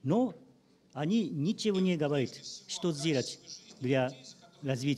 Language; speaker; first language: Russian; non-native, learner; Japanese